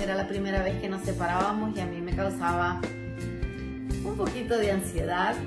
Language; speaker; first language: Spanish; native; Spanish